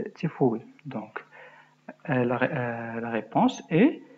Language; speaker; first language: French; non-native, local second language; Arabic